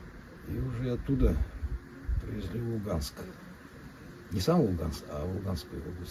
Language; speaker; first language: Russian; native; Russian